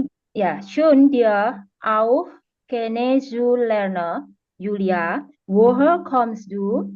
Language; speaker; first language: German; non-native, learner; Indonesian